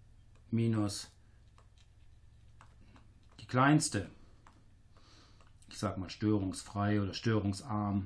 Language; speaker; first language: German; native; German